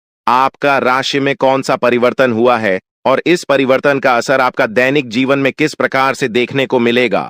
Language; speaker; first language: Hindi; non-native, local second language; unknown